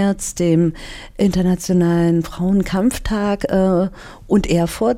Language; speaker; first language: German; native; German